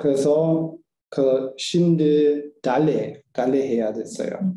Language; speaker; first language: Korean; non-native, learner; German